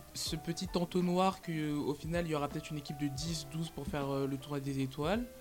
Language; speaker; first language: French; native; French